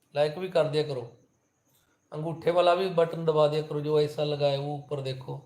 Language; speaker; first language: Hindi; native; Hindi